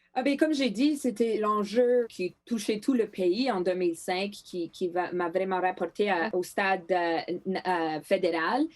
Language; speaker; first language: French; non-native, local second language; Greek